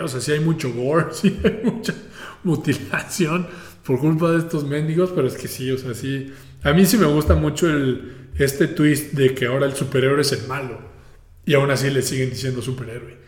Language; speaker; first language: Spanish; native; Spanish